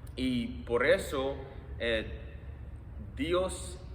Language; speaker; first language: Spanish; non-native, fluent; English